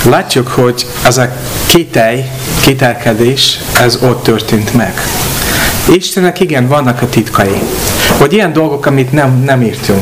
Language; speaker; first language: Hungarian; non-native, fluent; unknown